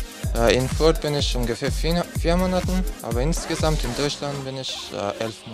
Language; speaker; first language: German; non-native, learner; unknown